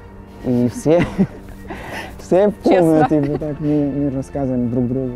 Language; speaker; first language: Russian; non-native, learner; Portuguese